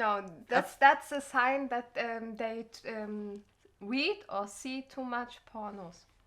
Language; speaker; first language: English; non-native, learner; German